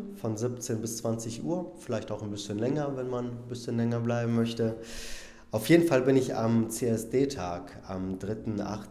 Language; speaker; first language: German; early bilingual, other home language; Polish